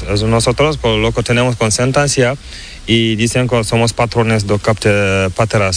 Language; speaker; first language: Spanish; non-native, learner; Fula